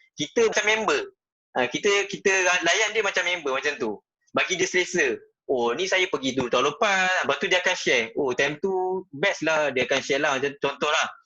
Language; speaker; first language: Malay; native; Malay